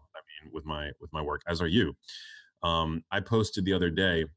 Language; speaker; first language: English; native; English